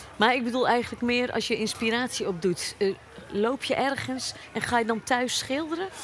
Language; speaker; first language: Dutch; native; Dutch